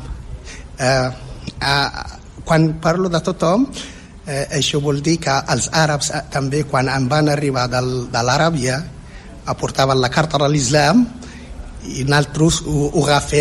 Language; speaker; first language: Catalan; non-native, fluent; Berber languages